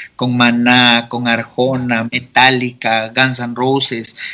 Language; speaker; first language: Spanish; native; Spanish